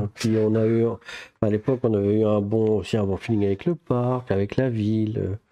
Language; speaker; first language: French; native; French